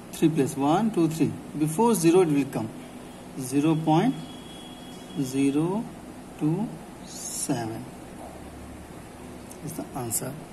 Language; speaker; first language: English; non-native, local second language; Hindi